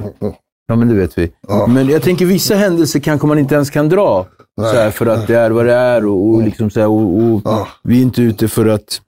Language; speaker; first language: Swedish; native; Swedish